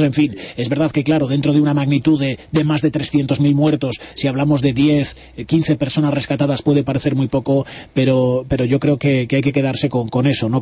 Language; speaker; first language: Spanish; native; Spanish